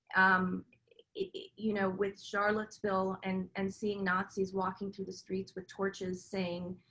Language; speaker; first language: English; native; English